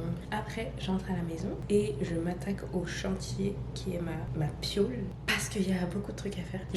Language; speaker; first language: French; native; French